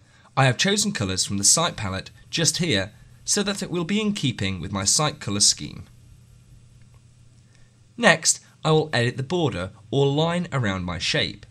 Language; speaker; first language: English; native; English